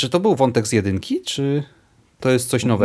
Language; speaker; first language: Polish; native; Polish